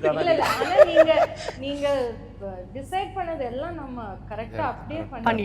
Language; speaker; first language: Tamil; non-native, fluent; Malayalam